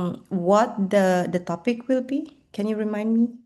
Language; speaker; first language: English; non-native, fluent; Indonesian